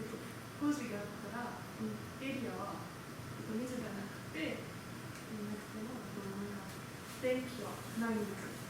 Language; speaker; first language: Japanese; non-native, learner; French